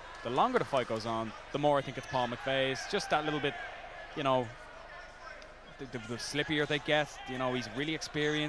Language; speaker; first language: English; native; English